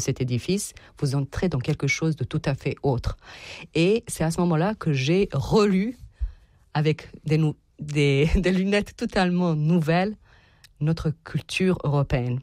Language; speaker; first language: French; non-native, fluent; Serbian